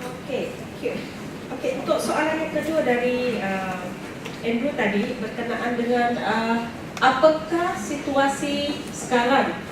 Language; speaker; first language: Malay; native; Malay